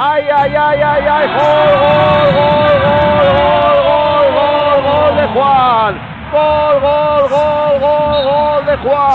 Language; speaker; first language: Spanish; native; Spanish